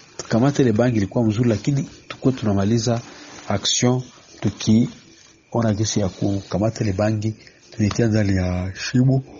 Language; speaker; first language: Swahili; native; Swahili